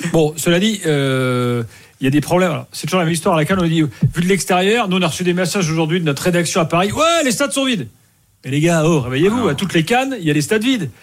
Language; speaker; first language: French; native; French